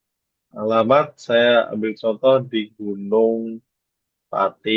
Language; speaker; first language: Indonesian; native; Indonesian